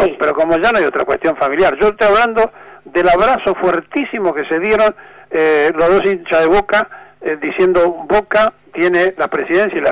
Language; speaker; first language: Spanish; native; Spanish